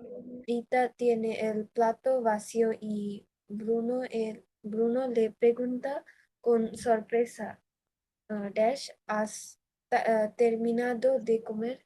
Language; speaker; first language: Spanish; non-native, learner; Bangla